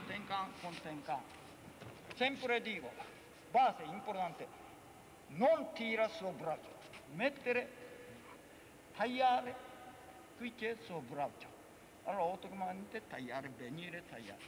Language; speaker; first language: Italian; non-native, learner; Japanese